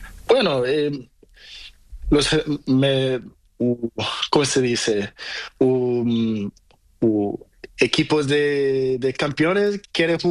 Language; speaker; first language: Spanish; non-native, learner; Portuguese